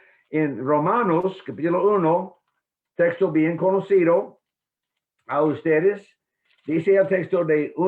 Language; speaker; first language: Spanish; non-native, fluent; English